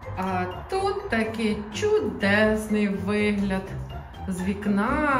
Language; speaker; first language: Ukrainian; native; Ukrainian